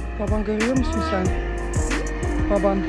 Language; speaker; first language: Turkish; early bilingual, heritage; Turkish